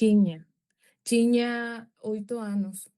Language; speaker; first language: Portuguese; non-native, learner; Spanish